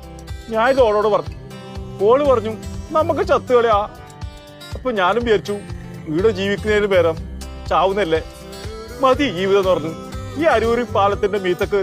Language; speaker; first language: Malayalam; native; Malayalam